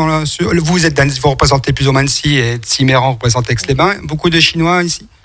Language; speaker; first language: French; native; French